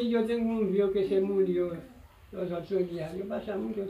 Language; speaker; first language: Spanish; non-native, learner; Haitian Creole